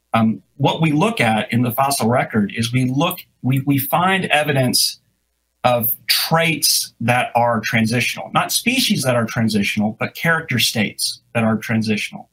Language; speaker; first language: English; native; English